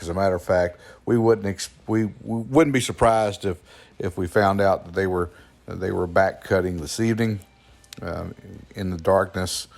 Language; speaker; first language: English; native; English